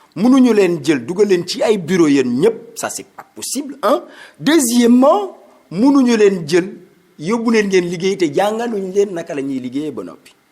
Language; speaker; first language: Wolof; non-native, local second language; Serer